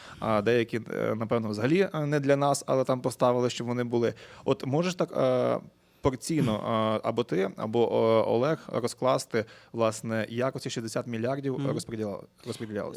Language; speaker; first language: Ukrainian; native; Ukrainian